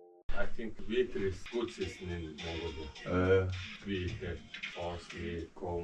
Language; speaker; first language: English; non-native, learner; Mongolian